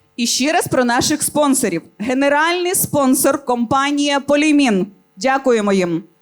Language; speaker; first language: Ukrainian; native; Ukrainian